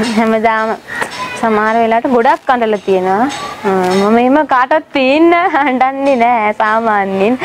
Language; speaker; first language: Sinhala; non-native, local second language; Tamil